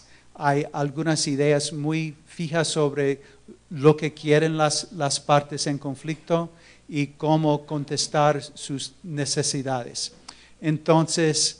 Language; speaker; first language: Spanish; non-native, fluent; English